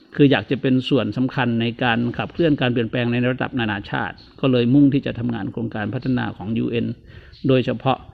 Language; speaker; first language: Thai; native; Thai